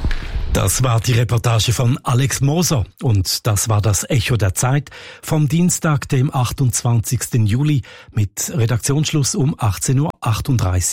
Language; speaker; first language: German; native; German